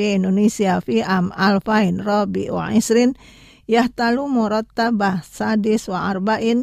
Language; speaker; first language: Arabic; non-native, fluent; Indonesian